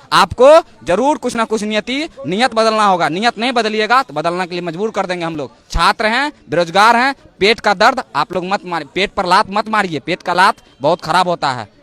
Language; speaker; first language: Hindi; native; Hindi